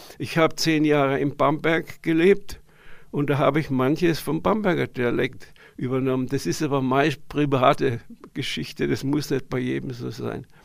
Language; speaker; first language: German; native; German